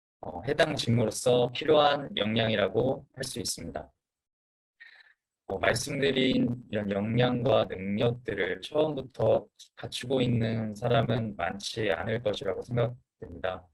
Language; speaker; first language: Korean; native; Korean